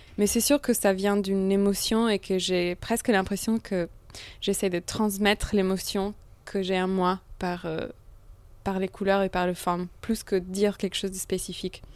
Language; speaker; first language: French; non-native, fluent; Italian